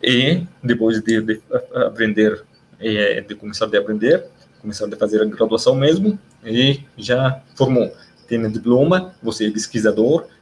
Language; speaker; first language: Portuguese; non-native, learner; Arabic